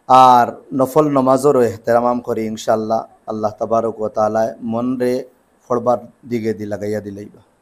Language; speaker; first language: Bangla; native; Bangla